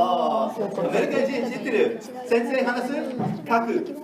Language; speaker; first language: Japanese; non-native, learner; English